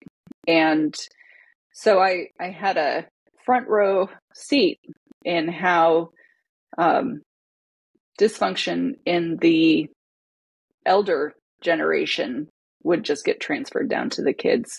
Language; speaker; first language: English; native; English